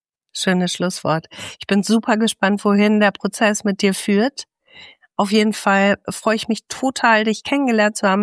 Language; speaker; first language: German; native; German